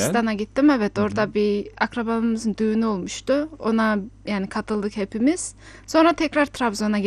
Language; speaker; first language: Turkish; non-native, fluent; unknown